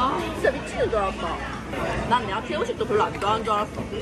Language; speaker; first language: Korean; native; Korean